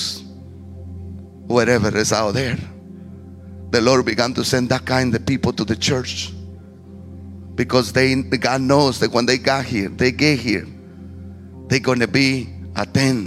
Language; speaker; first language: English; non-native, fluent; Spanish